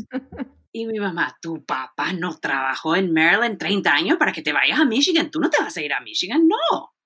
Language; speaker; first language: Spanish; early bilingual, heritage; Spanish